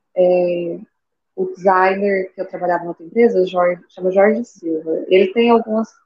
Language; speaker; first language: Portuguese; native; Portuguese